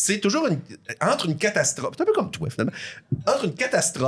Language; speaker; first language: French; native; French